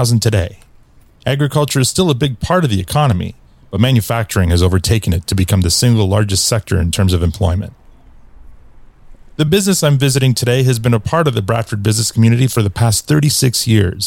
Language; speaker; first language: English; native; English